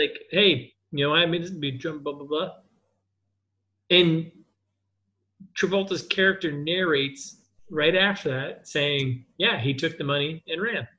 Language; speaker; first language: English; native; English